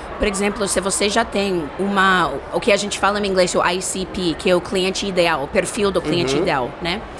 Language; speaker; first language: Portuguese; non-native, fluent; English